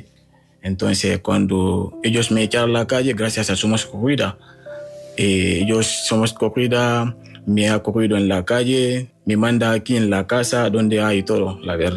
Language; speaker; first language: Spanish; non-native, learner; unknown